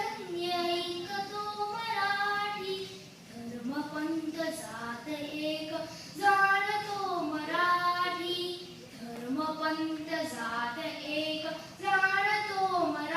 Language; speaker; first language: Marathi; early bilingual, heritage; Marathi